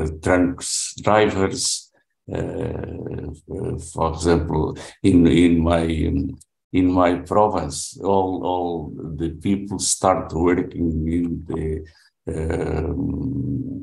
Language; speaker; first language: English; non-native, learner; Portuguese